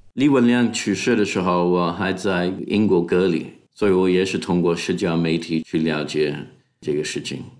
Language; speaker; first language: Chinese; non-native, fluent; English